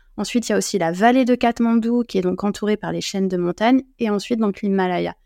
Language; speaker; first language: French; native; French